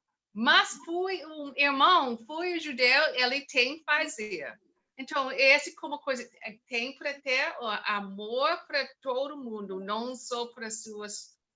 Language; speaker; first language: Portuguese; non-native, learner; English